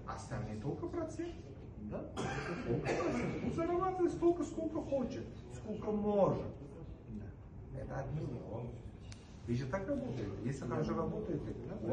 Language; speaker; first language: Russian; non-native, local second language; Uzbek